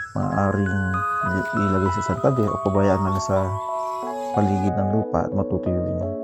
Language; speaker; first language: Filipino; native; Filipino